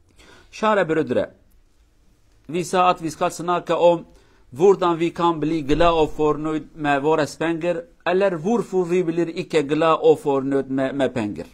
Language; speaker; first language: Swedish; non-native, learner; Kurdish